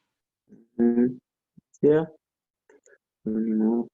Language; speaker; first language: English; non-native, learner; Spanish